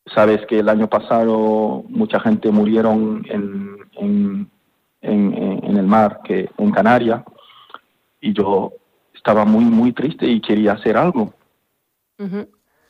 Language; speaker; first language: Spanish; non-native, fluent; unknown